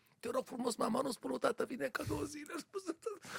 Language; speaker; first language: Romanian; non-native, learner; Hebrew